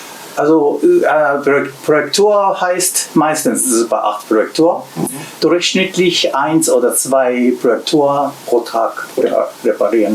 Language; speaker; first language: German; non-native, learner; Japanese